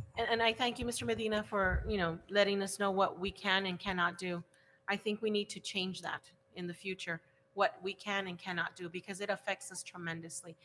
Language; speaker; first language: English; early bilingual, other home language; Spanish